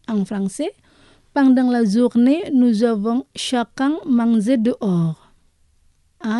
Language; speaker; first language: French; non-native, fluent; Indonesian